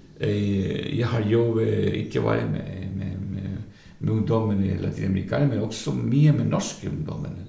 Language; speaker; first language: Norwegian; non-native, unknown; Spanish